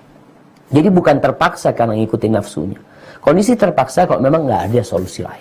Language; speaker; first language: Indonesian; native; Indonesian